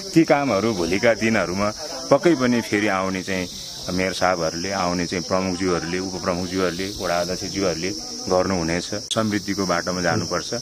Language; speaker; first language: Nepali; non-native, local second language; Gurung